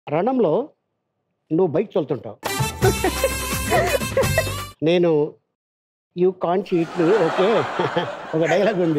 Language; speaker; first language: Telugu; native; Telugu